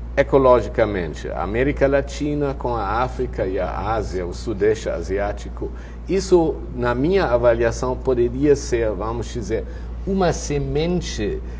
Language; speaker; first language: Portuguese; non-native, fluent; German